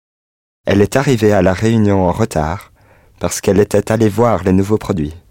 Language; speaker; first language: French; non-native, learner; English